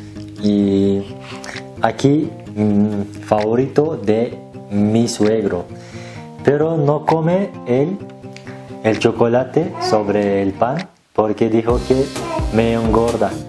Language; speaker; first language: Spanish; non-native, learner; Turkish